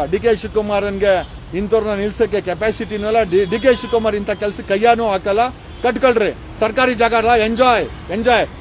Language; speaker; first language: Kannada; native; Kannada